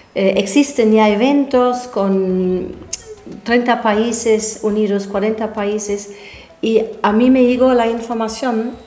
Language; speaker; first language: Spanish; non-native, fluent; German